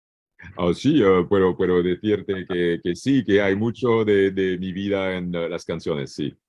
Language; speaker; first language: Spanish; non-native, learner; English